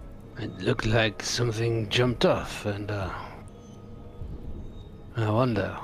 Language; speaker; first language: English; non-native, fluent; French